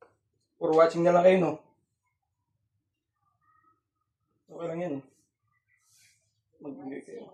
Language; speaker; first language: Filipino; non-native, local second language; Cebuano